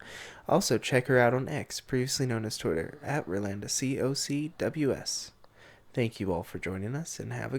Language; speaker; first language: English; native; English